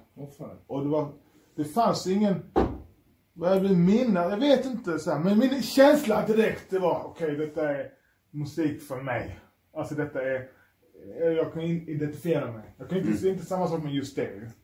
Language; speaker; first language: Swedish; native; Swedish